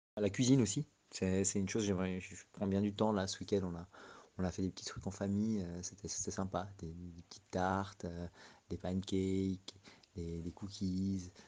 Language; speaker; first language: French; native; French